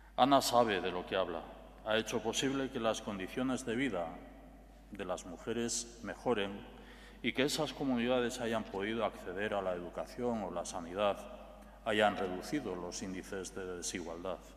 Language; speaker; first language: Spanish; native; Spanish